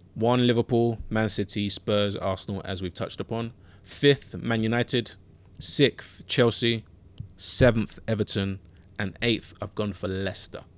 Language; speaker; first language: English; native; English